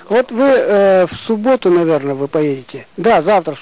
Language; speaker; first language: Russian; non-native, local second language; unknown